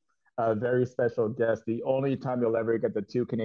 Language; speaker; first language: English; native; English